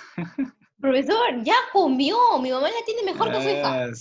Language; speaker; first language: Spanish; native; Spanish